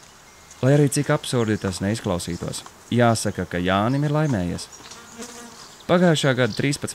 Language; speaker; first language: Latvian; native; Latvian